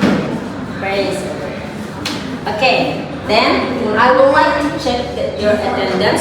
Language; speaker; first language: English; non-native, learner; Indonesian